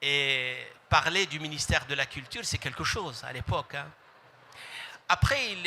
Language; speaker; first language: French; non-native, local second language; Arabic